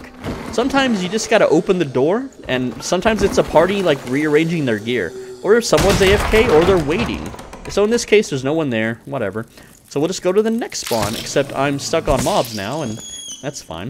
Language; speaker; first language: English; native; English